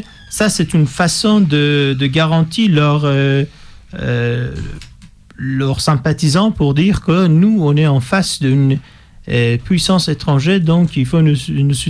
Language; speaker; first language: French; non-native, fluent; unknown